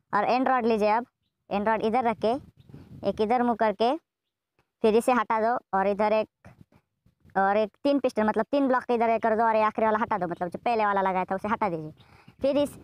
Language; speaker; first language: Hindi; native; Hindi